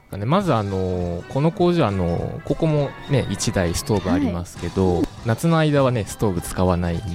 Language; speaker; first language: Japanese; native; Japanese